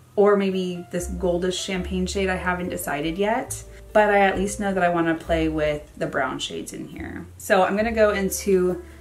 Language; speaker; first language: English; native; English